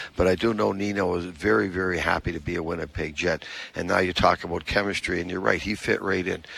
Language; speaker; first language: English; native; English